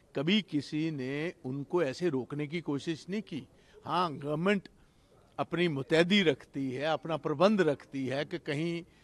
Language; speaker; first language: Hindi; non-native, local second language; Punjabi